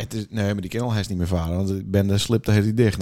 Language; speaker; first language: Dutch; native; Dutch